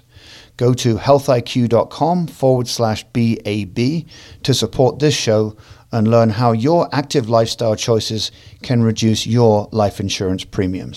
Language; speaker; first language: English; native; English